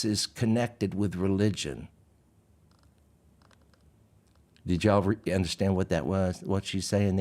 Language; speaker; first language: English; native; English